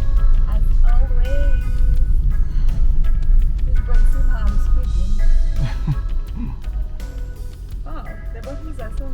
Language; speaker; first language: English; non-native, local second language; Swahili